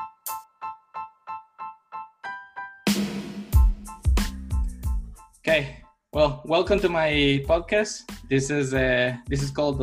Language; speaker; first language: English; non-native, fluent; Spanish